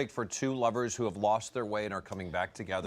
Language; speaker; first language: English; native; English